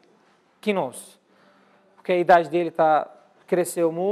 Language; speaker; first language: Portuguese; non-native, learner; Arabic